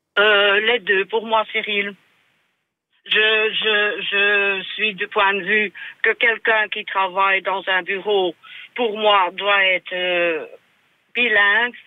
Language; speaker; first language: French; non-native, local second language; Dutch